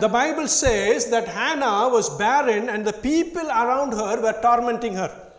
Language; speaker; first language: English; non-native, local second language; Tamil